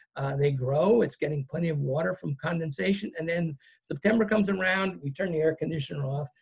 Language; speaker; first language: English; native; English